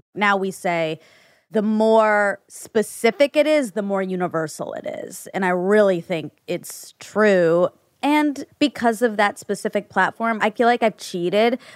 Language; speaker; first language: English; early bilingual, other home language; Hindi